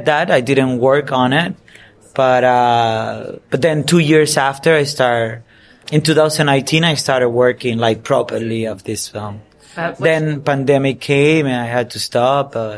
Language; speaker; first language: English; non-native, fluent; Spanish